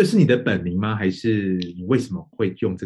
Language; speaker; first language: Chinese; native; Chinese